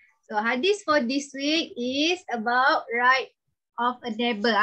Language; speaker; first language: English; non-native, local second language; Malay